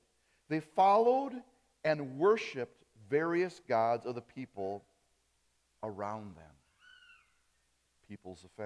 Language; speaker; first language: English; early bilingual, other home language; German